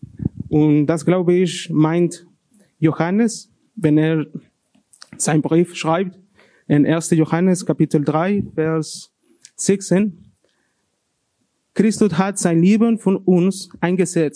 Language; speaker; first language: German; non-native, learner; Spanish